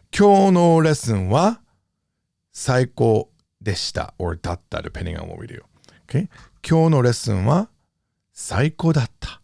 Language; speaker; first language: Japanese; non-native, fluent; English